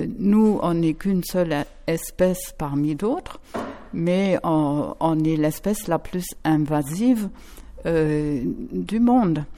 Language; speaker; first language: French; non-native, fluent; German